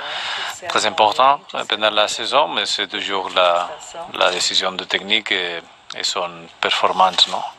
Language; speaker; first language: French; non-native, fluent; Spanish